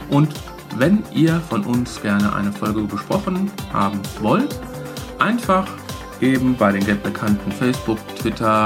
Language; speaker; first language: German; native; German